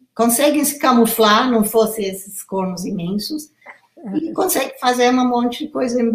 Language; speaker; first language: Portuguese; non-native, fluent; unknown